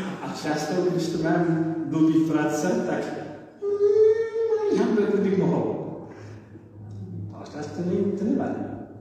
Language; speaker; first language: Czech; non-native, learner; English